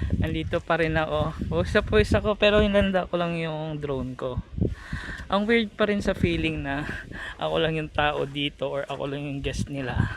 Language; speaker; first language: Filipino; native; Filipino